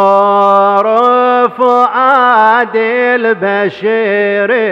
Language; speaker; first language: Arabic; native; Arabic